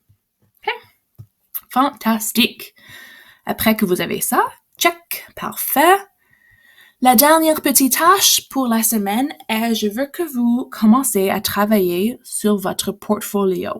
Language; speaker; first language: French; non-native, local second language; English